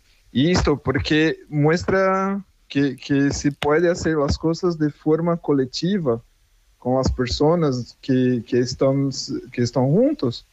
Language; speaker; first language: Spanish; non-native, fluent; Portuguese